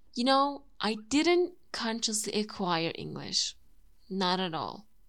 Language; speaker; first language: English; non-native, fluent; Turkish